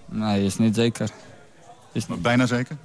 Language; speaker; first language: Dutch; non-native, learner; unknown